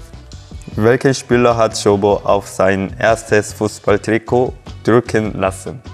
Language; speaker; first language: German; non-native, learner; Korean